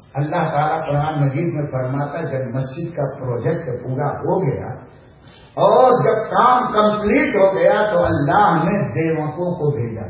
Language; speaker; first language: Urdu; native; Urdu